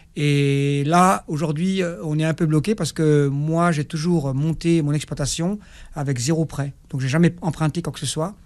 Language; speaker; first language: French; non-native, local second language; Kabyle